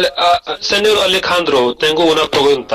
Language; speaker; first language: Spanish; non-native, learner; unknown